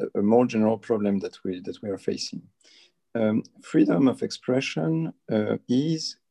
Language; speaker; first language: English; early bilingual, other home language; Spanish